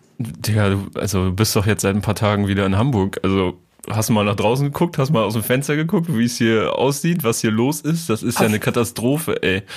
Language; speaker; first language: German; native; German